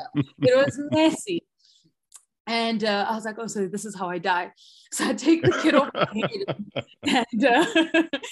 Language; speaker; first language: English; non-native, local second language; Zulu